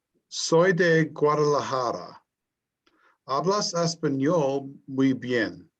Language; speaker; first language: Spanish; non-native, learner; English